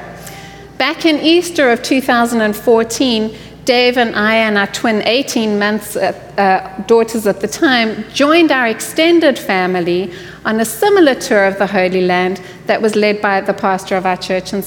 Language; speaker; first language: English; native; English